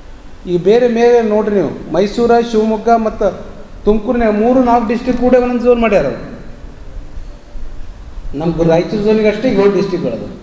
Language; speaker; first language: Kannada; native; Kannada